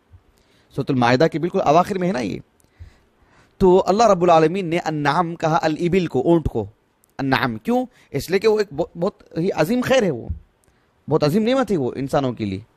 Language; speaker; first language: Urdu; native; Urdu